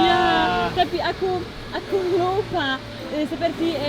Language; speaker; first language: Indonesian; non-native, fluent; Polish